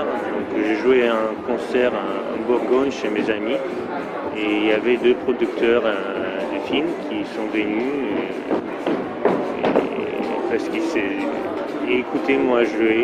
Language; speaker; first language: French; non-native, fluent; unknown